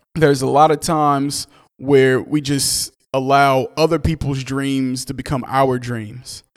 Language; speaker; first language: English; native; English